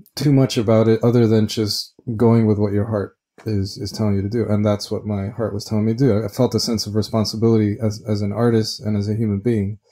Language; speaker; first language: English; early bilingual, other home language; Spanish